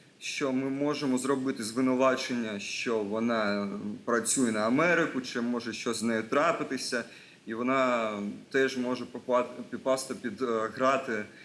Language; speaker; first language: Ukrainian; non-native, local second language; Russian